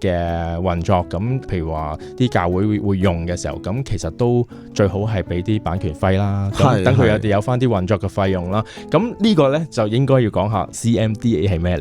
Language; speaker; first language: Cantonese; native; Cantonese